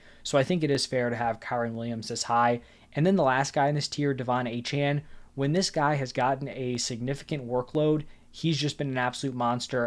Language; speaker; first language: English; native; English